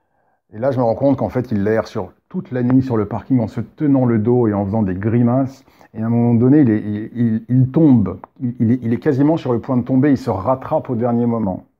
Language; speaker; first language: French; native; French